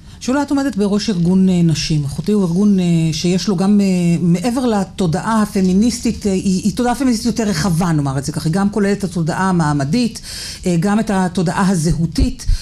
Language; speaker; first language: Hebrew; native; Hebrew